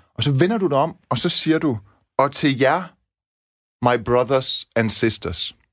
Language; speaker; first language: Danish; early bilingual, other home language; Persian